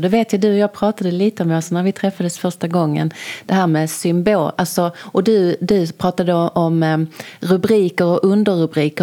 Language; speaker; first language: Swedish; native; Swedish